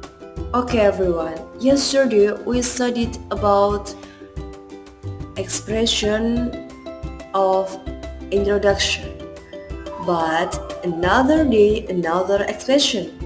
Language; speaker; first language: English; non-native, learner; Indonesian